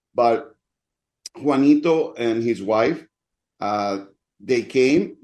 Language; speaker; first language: English; non-native, fluent; Spanish